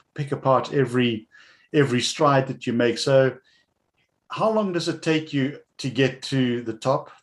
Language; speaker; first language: English; native; English